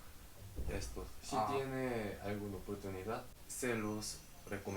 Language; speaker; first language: Spanish; non-native, fluent; Korean